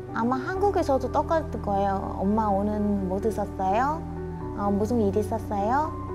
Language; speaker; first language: Korean; non-native, fluent; Vietnamese